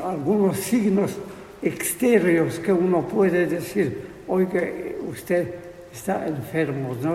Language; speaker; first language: Spanish; non-native, fluent; Polish